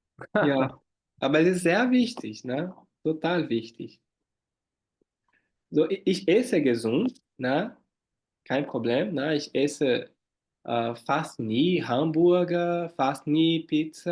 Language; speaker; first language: German; non-native, fluent; Portuguese